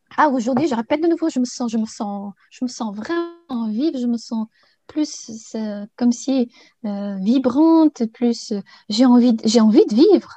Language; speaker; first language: French; non-native, fluent; Bulgarian